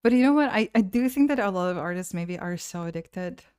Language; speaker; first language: English; non-native, fluent; Latvian